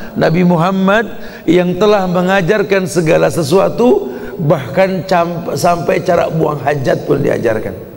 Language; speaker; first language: Indonesian; native; Indonesian